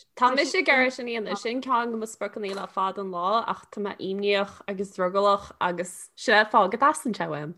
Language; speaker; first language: Irish; non-native, local second language; English